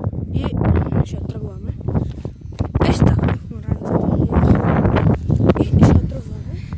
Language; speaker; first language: Bulgarian; native; Bulgarian